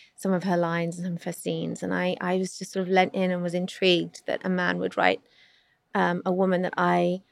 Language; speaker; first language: English; native; English